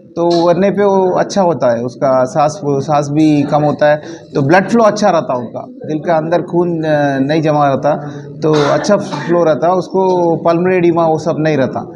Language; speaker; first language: Hindi; non-native, local second language; Marathi